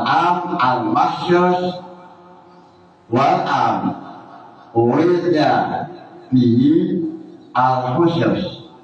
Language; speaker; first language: Arabic; non-native, fluent; Indonesian